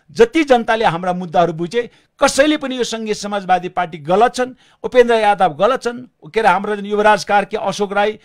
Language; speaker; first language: Nepali; non-native, local second language; Sherpa